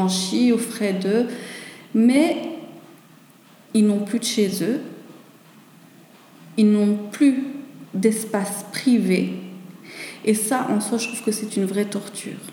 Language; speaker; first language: French; native; French